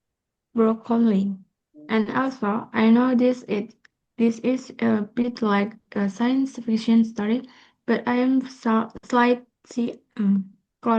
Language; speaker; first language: English; non-native, learner; Indonesian